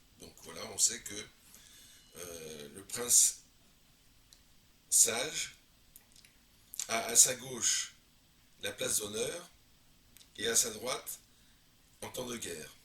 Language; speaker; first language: French; native; French